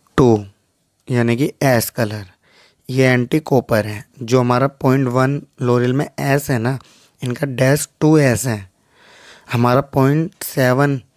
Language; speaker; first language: Hindi; native; Hindi